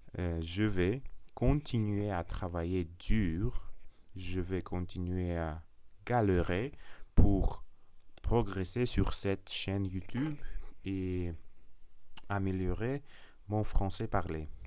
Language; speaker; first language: French; non-native, learner; Russian